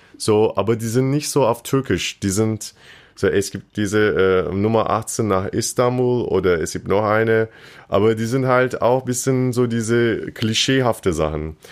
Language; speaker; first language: German; non-native, fluent; Turkish